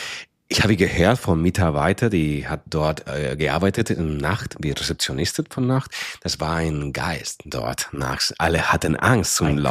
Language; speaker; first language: German; non-native, fluent; Spanish